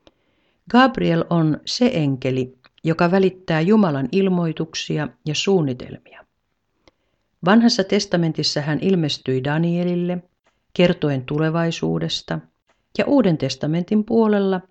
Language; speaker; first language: Finnish; native; Finnish